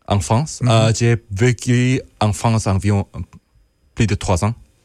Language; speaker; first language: French; non-native, fluent; Korean